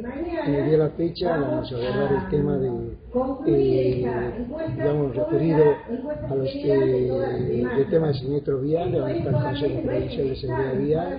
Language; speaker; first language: Spanish; native; Spanish